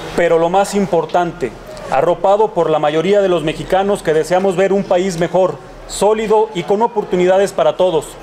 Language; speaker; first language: Spanish; native; Spanish